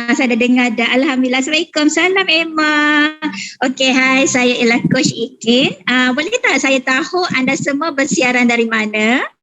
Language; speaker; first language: Malay; native; Malay